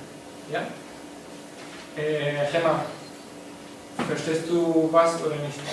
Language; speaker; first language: German; non-native, fluent; Spanish